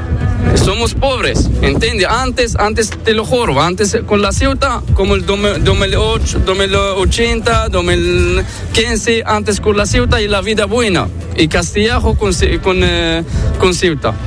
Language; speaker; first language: Spanish; non-native, learner; Arabic